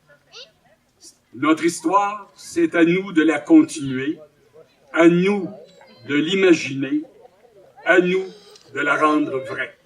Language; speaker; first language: French; native; French